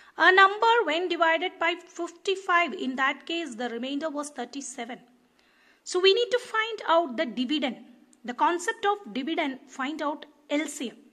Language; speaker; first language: English; non-native, local second language; Tamil